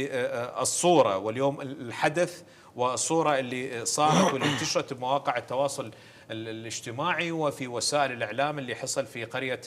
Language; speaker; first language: Arabic; native; Arabic